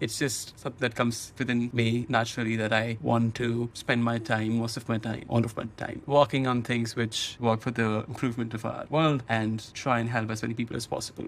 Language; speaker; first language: English; non-native, local second language; Hindi